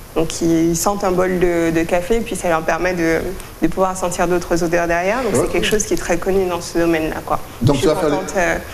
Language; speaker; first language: French; native; French